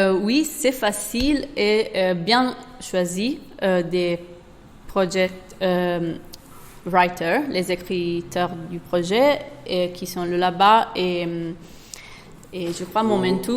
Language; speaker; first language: French; non-native, fluent; Italian